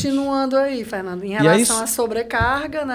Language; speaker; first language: Portuguese; native; Portuguese